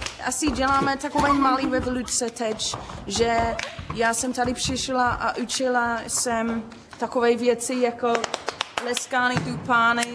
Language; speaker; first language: Czech; non-native, learner; English